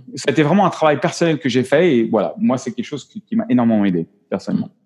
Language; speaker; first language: French; native; French